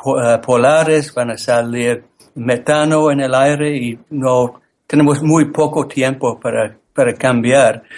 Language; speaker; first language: Spanish; non-native, learner; English